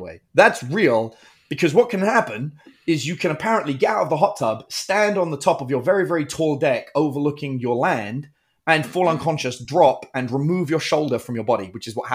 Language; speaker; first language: English; native; English